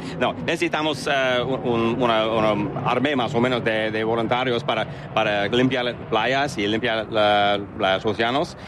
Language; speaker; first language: Spanish; non-native, learner; English